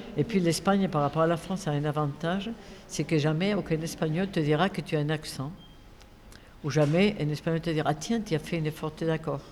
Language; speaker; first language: French; non-native, fluent; Spanish